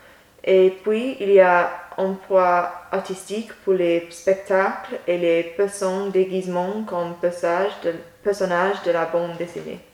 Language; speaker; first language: French; non-native, learner; English